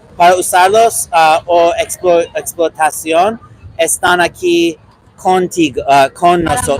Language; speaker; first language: Spanish; non-native, learner; English